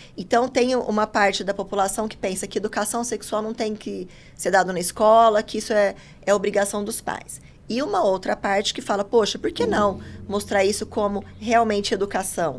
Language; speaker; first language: Portuguese; native; Portuguese